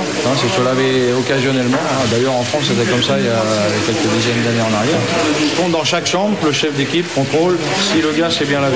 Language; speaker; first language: French; native; French